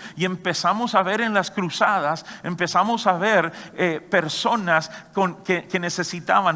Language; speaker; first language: Spanish; native; Spanish